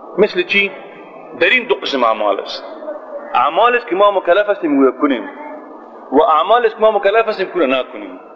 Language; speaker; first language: Persian; native; Persian